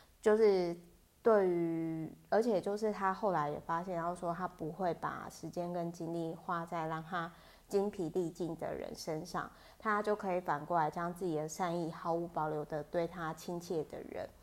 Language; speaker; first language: Chinese; native; Chinese